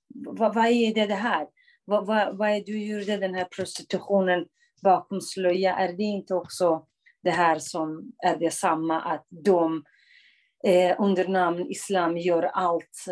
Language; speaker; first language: Swedish; non-native, fluent; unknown